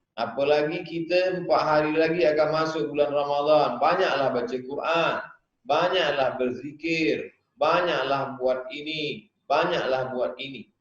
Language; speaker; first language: Malay; native; Malay